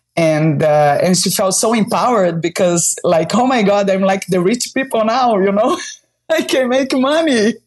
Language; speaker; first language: English; non-native, fluent; Portuguese